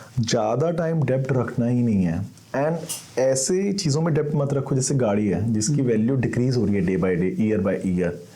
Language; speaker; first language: Hindi; native; Hindi